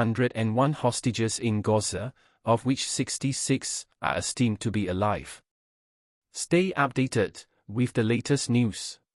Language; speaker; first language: English; non-native, fluent; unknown